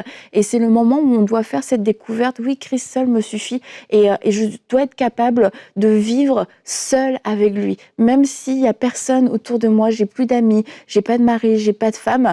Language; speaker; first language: French; native; French